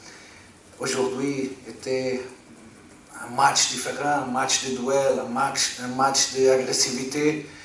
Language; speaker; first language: French; non-native, fluent; Portuguese